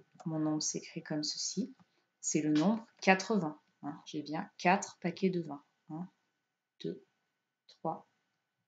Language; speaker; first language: French; native; French